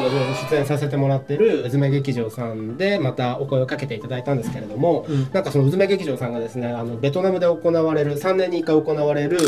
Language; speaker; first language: Japanese; native; Japanese